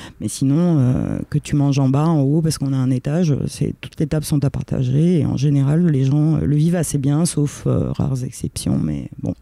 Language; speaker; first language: French; early bilingual, other home language; Romanian